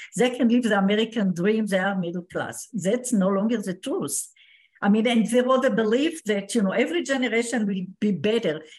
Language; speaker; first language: English; non-native, fluent; Hebrew